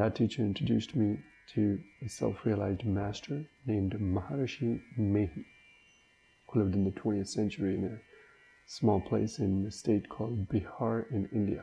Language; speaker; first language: English; non-native, local second language; Hindi